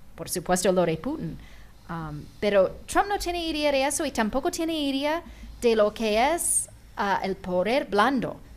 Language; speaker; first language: Spanish; non-native, fluent; English